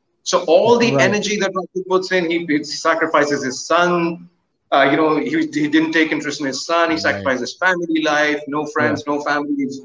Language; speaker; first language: English; non-native, local second language; Hindi